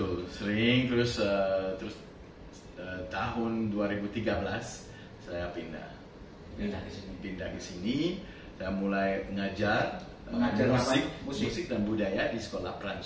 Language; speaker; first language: Indonesian; non-native, fluent; French